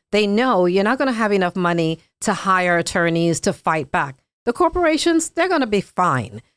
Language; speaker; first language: English; native; English